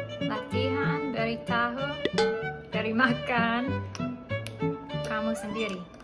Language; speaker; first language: Indonesian; non-native, learner; English